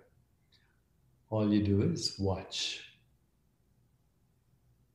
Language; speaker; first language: English; non-native, local second language; Hindi